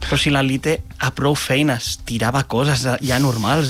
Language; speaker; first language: Catalan; native; Catalan